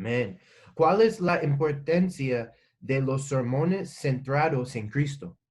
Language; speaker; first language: Spanish; non-native, learner; English